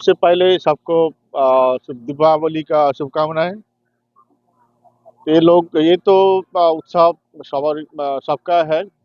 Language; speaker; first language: Hindi; non-native, local second language; Bangla